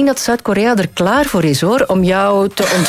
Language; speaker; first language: Dutch; native; Dutch